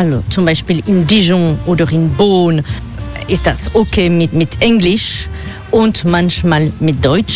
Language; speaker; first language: German; non-native, fluent; French